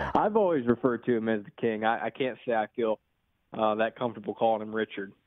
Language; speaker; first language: English; native; English